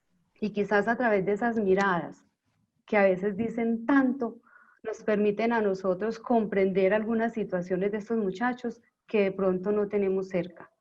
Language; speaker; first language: Spanish; native; Spanish